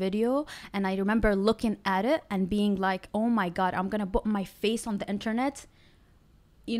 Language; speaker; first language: English; non-native, fluent; Arabic